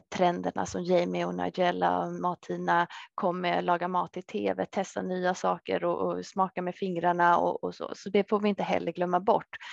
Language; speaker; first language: Swedish; native; Swedish